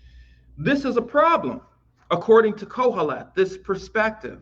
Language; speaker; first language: English; native; English